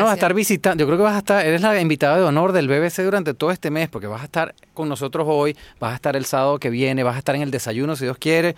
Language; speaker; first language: Spanish; native; Spanish